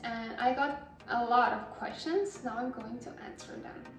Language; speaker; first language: English; non-native, fluent; Estonian